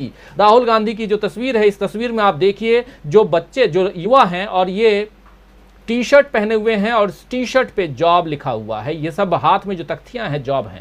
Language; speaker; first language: Hindi; native; Hindi